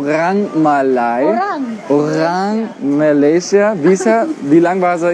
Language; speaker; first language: Indonesian; non-native, learner; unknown